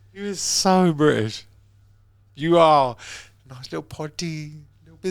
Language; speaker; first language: English; native; English